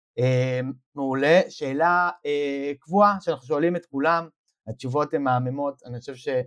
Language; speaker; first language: Hebrew; native; Hebrew